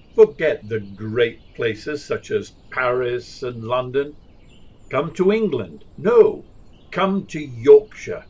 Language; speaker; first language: English; native; English